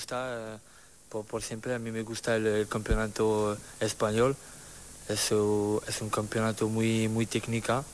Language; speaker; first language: Spanish; non-native, learner; French